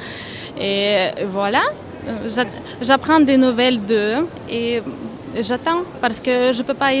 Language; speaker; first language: French; non-native, fluent; Ukrainian